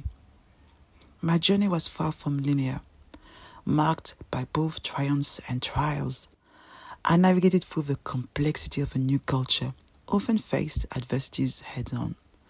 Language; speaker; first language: English; non-native, fluent; French